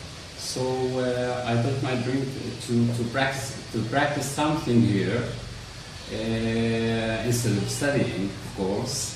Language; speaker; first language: English; non-native, learner; Arabic